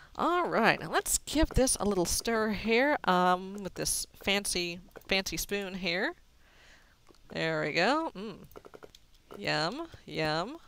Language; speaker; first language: English; native; English